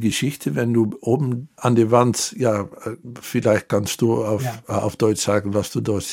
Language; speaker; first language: German; non-native, fluent; Dutch